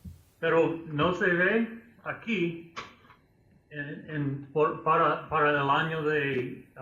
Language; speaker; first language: Spanish; non-native, fluent; English